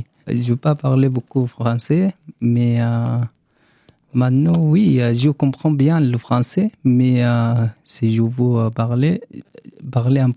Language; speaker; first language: French; non-native, learner; Arabic